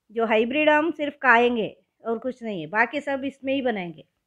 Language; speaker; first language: Hindi; non-native, local second language; Kannada